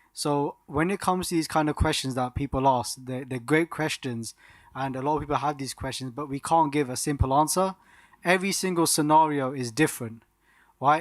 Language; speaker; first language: English; non-native, local second language; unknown